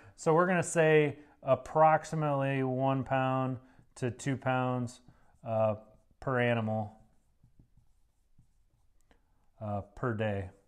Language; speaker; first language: English; native; English